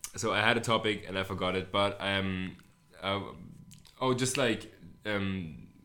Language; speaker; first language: English; non-native, fluent; German